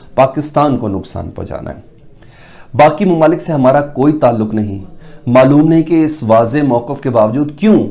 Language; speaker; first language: Urdu; native; Urdu